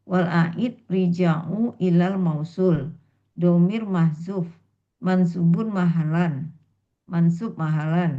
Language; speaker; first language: Arabic; non-native, learner; Indonesian